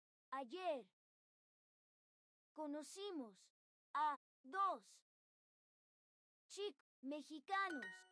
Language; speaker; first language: Spanish; non-native, learner; Czech